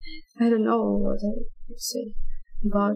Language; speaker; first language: English; non-native, learner; Russian